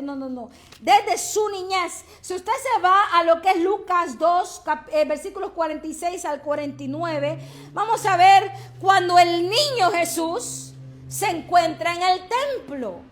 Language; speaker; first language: Spanish; native; Spanish